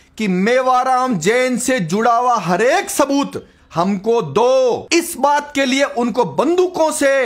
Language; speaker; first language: Hindi; native; Hindi